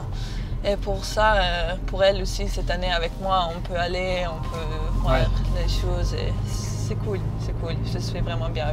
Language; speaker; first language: French; non-native, learner; Serbian